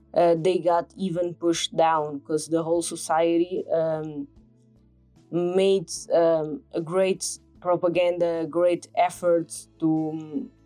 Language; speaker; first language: English; non-native, fluent; Portuguese